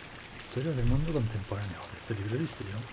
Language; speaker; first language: Spanish; native; Spanish